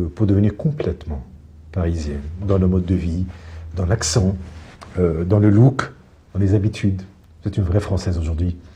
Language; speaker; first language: French; non-native, local second language; Arabic